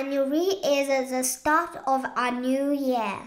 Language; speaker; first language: English; non-native, fluent; Chinese